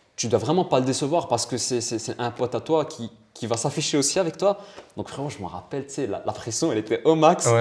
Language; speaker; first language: French; early bilingual, other home language; Italian